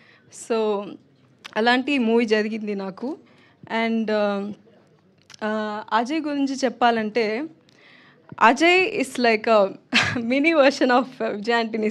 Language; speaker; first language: Telugu; non-native, learner; Tamil